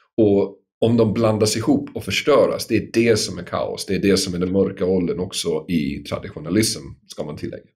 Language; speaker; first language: Swedish; non-native, fluent; English